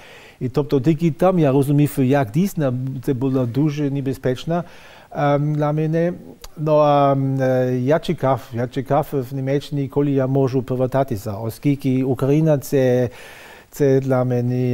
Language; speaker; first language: Ukrainian; non-native, fluent; German